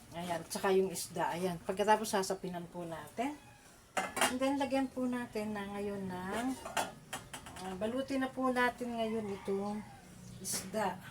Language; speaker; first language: Filipino; native; Filipino